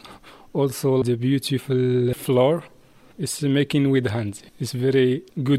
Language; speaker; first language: English; non-native, learner; Arabic